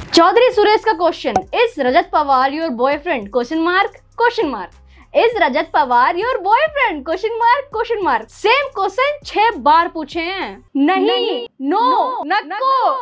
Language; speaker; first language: Hindi; native; Hindi